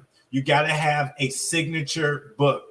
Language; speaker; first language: English; native; English